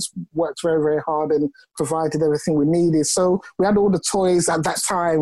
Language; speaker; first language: English; non-native, local second language; Ga